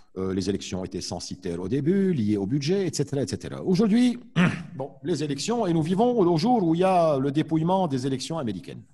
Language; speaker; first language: French; non-native, local second language; Arabic